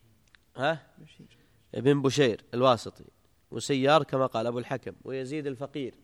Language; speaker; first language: Arabic; native; Arabic